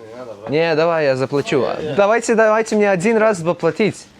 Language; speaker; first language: Russian; non-native, learner; Lithuanian